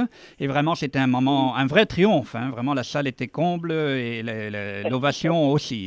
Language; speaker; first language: French; non-native, fluent; Spanish